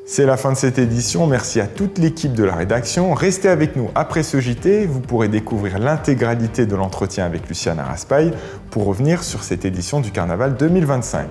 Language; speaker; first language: French; native; French